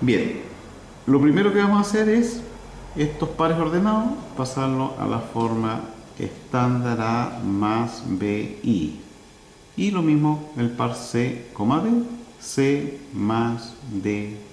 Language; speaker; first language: Spanish; native; Spanish